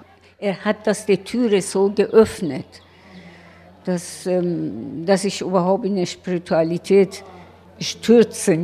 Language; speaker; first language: German; non-native, learner; Persian